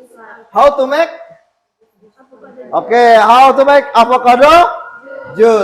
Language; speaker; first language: English; non-native, fluent; Indonesian